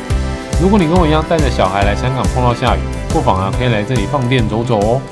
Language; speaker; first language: Chinese; native; Chinese